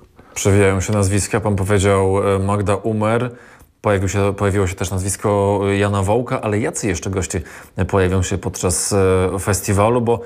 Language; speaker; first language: Polish; native; Polish